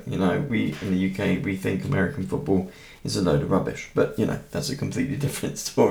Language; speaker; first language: English; native; English